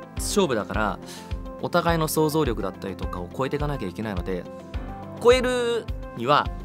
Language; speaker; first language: Japanese; early bilingual, heritage; Japanese